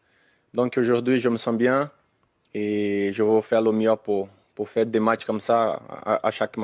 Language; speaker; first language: French; non-native, learner; Portuguese